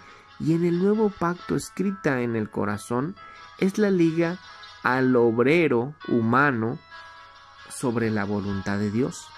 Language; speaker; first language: Spanish; native; Spanish